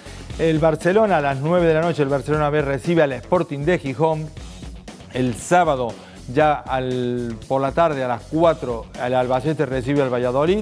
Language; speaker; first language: Spanish; native; Spanish